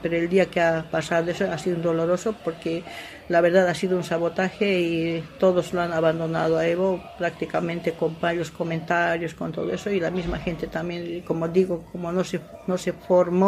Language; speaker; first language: Spanish; non-native, local second language; Aymara